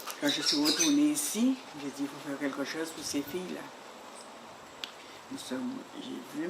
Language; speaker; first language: French; non-native, local second language; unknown